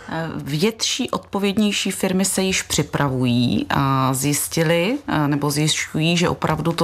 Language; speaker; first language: Czech; native; Czech